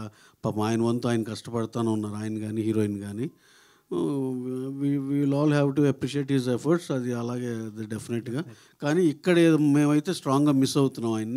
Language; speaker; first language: Telugu; native; Telugu